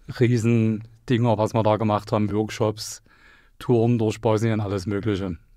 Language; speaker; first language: German; native; German